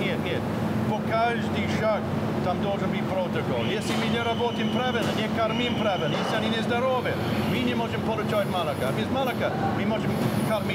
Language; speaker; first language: Russian; non-native, fluent; English